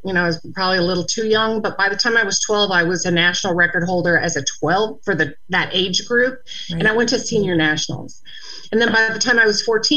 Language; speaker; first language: English; native; English